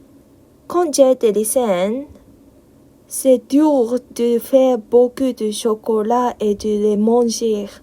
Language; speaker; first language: French; non-native, learner; Japanese